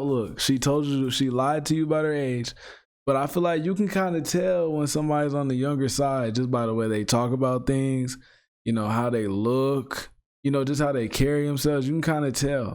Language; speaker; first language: English; native; English